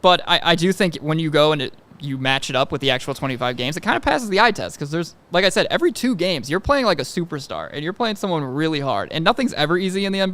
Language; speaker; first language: English; native; English